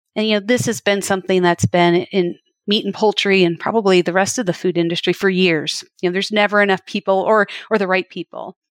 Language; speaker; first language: English; native; English